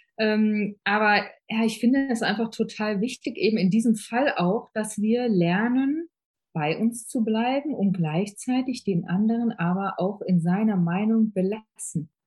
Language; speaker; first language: German; native; German